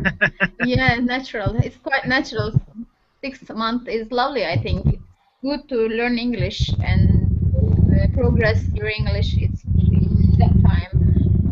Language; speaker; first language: English; non-native, learner; Turkish